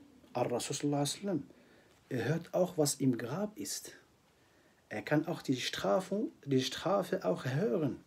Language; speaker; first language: German; non-native, fluent; Arabic